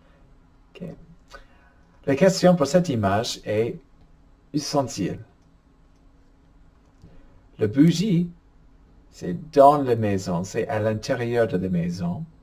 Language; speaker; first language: French; non-native, fluent; English